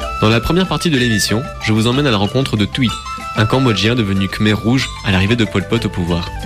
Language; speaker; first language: French; native; French